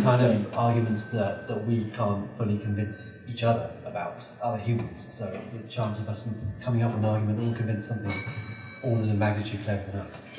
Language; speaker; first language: English; native; English